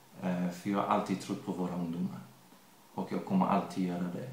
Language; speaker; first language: Swedish; early bilingual, other home language; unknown